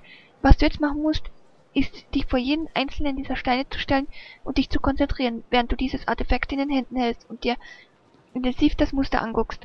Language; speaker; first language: German; native; German